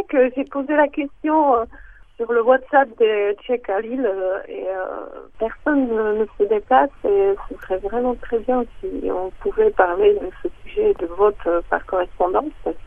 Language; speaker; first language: French; non-native, fluent; Czech